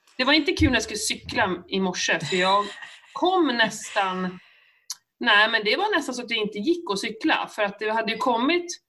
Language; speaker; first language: Swedish; native; Swedish